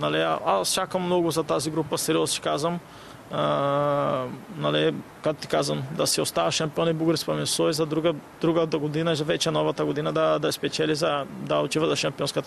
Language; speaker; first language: Bulgarian; non-native, learner; Portuguese